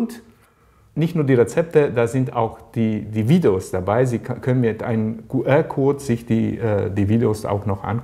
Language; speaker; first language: German; native; German